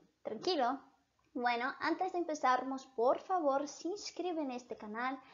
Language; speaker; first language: Spanish; non-native, fluent; Portuguese